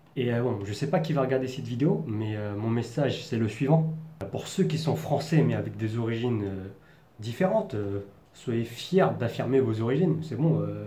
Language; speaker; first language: French; native; French